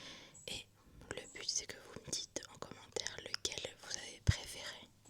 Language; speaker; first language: French; native; French